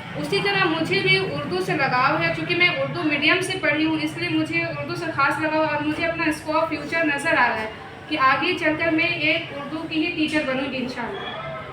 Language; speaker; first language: Urdu; native; Urdu